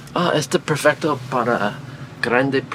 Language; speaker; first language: Spanish; non-native, learner; English